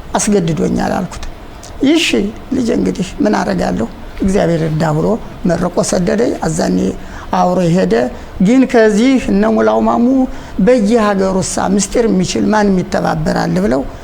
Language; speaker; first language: Amharic; native; Amharic